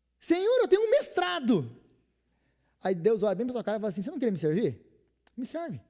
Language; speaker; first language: Portuguese; native; Portuguese